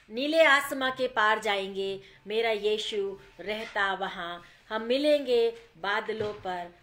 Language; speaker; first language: Hindi; non-native, local second language; Gujarati